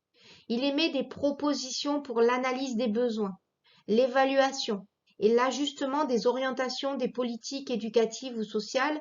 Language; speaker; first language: French; native; French